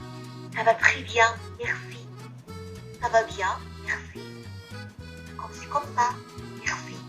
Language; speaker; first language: French; non-native, fluent; Indonesian